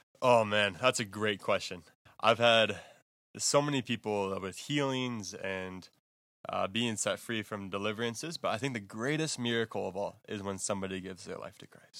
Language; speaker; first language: English; native; English